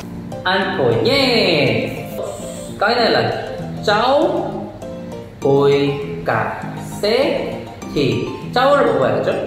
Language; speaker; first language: Vietnamese; non-native, learner; Korean